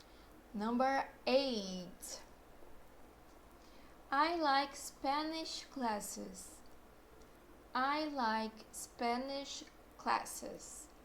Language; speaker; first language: English; non-native, fluent; Portuguese